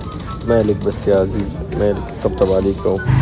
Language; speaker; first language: Arabic; native; Arabic